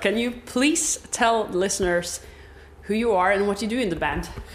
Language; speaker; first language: English; non-native, fluent; Norwegian